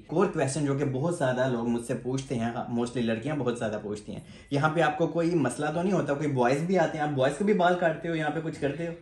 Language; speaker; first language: Urdu; non-native, local second language; Punjabi